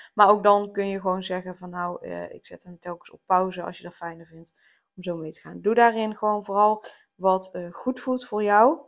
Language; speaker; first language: Dutch; native; Dutch